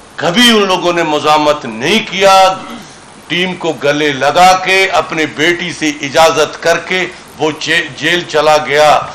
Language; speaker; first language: Urdu; non-native, local second language; Baluchi